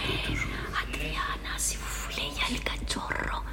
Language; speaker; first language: French; non-native, fluent; Spanish